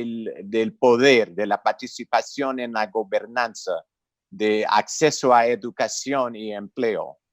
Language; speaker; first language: Spanish; non-native, fluent; English